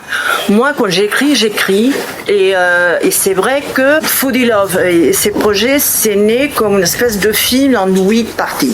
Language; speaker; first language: French; non-native, fluent; Spanish